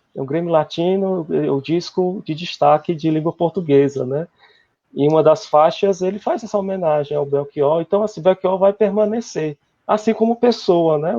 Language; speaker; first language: Portuguese; native; Portuguese